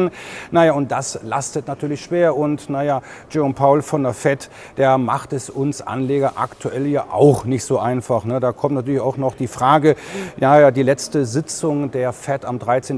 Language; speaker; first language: German; native; German